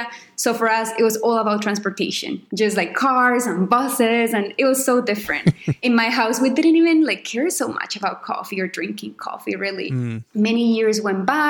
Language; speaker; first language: English; non-native, fluent; Spanish